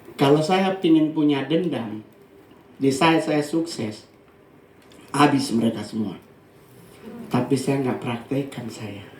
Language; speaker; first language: Indonesian; native; Indonesian